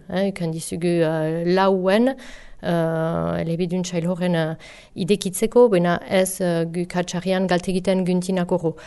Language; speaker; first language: Basque; native; Basque